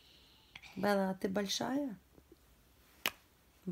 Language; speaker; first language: Russian; native; Russian